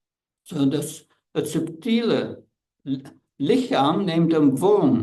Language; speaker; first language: Dutch; non-native, fluent; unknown